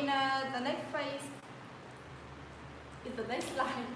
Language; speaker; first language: English; non-native, learner; Vietnamese